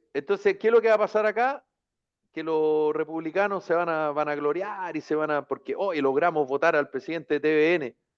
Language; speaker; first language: Spanish; native; Spanish